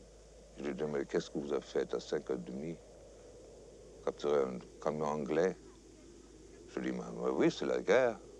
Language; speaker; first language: French; non-native, fluent; German